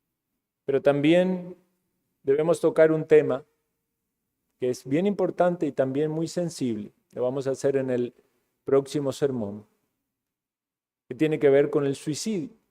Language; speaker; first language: Spanish; native; Spanish